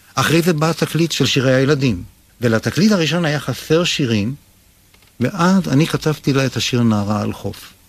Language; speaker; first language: Hebrew; native; Hebrew